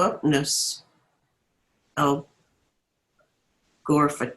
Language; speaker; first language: Arabic; non-native, learner; English